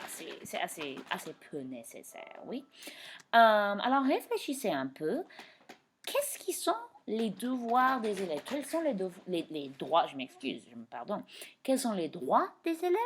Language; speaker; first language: French; non-native, fluent; English